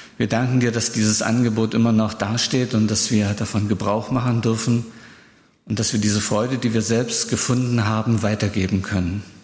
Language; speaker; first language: German; native; German